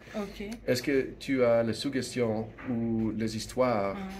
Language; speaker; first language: French; non-native, learner; English